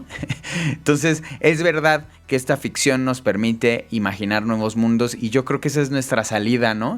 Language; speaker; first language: Spanish; native; Spanish